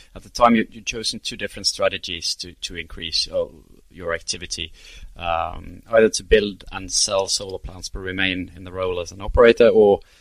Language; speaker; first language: English; non-native, fluent; Norwegian